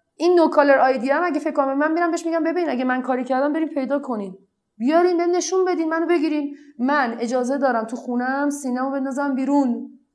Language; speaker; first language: Persian; non-native, local second language; Arabic